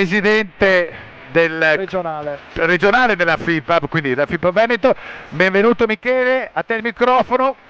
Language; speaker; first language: Italian; native; Italian